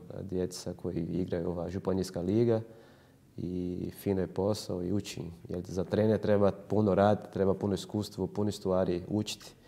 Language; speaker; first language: Croatian; non-native, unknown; Portuguese